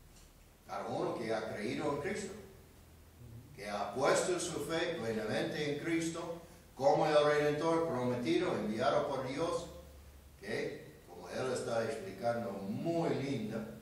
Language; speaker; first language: Spanish; non-native, fluent; English